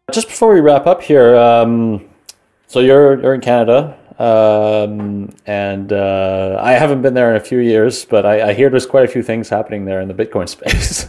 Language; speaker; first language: English; native; English